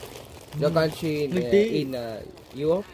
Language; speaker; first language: English; non-native, learner; Vietnamese